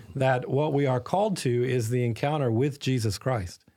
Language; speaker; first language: English; native; English